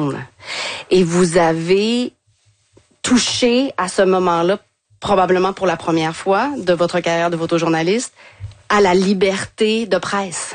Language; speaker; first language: French; native; French